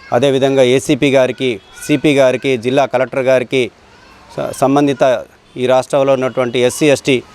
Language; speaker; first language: Telugu; non-native, local second language; Lambadi